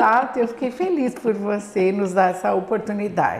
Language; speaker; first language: Portuguese; native; Portuguese